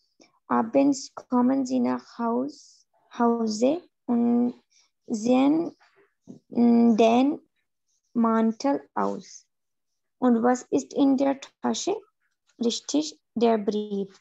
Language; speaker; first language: German; non-native, learner; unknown